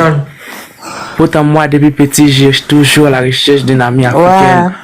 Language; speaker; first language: French; non-native, learner; Haitian Creole